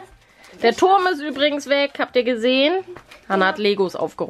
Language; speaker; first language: German; native; German